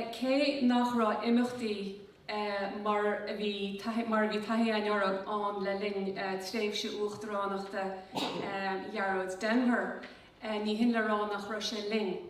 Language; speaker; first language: Irish; native; Irish